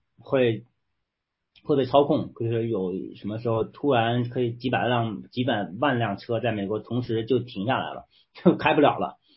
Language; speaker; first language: Chinese; native; Chinese